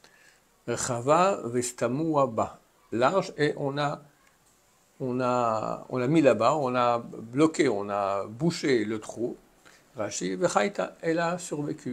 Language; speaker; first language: French; native; French